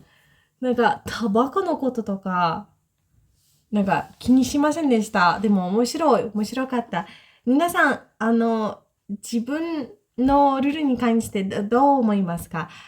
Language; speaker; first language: Japanese; non-native, fluent; Ukrainian